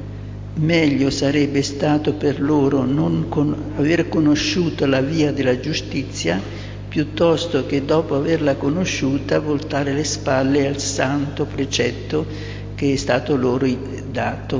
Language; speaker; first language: Italian; native; Italian